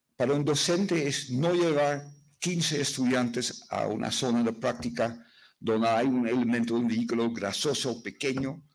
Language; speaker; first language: Spanish; non-native, fluent; Dutch